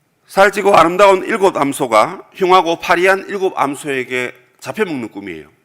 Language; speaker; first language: Korean; native; Korean